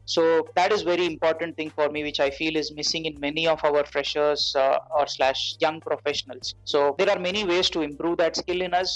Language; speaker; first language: English; non-native, local second language; Telugu